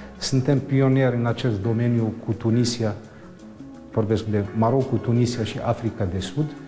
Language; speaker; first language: Romanian; non-native, fluent; Arabic